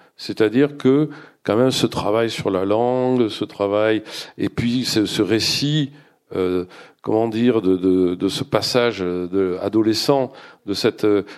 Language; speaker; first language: French; native; French